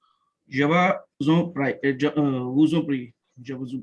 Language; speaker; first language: French; non-native, learner; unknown